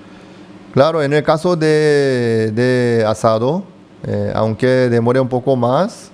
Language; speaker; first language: Spanish; non-native, fluent; Korean